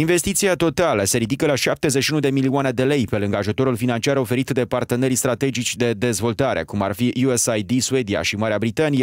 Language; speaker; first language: Romanian; native; Romanian